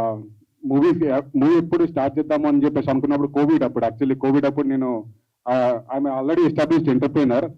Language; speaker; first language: Telugu; native; Telugu